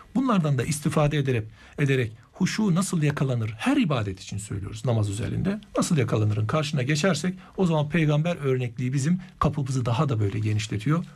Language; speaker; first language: Turkish; native; Turkish